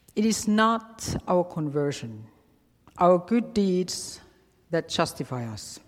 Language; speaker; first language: English; non-native, fluent; Finnish